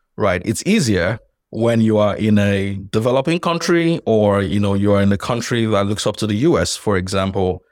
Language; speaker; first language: English; non-native, local second language; Yoruba